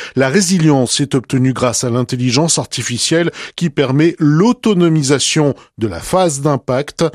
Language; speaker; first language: French; native; French